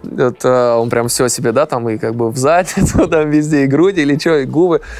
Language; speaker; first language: Russian; native; Russian